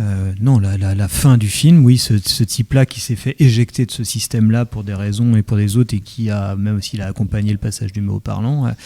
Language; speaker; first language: French; native; French